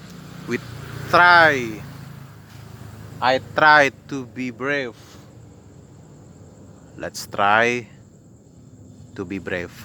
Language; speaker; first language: English; non-native, learner; Indonesian